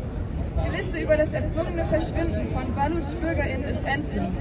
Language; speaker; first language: German; native; German